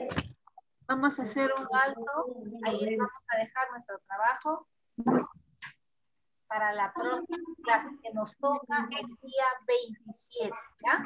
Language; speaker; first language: Spanish; native; Spanish